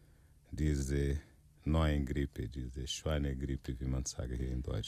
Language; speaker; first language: German; non-native, fluent; Portuguese